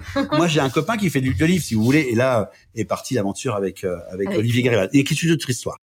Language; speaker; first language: French; native; French